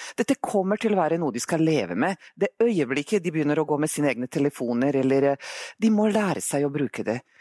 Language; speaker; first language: Norwegian; non-native, fluent; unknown